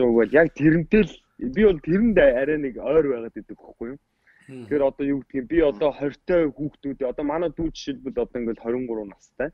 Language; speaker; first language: Mongolian; native; Mongolian